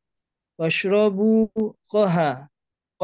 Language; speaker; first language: Arabic; non-native, learner; Indonesian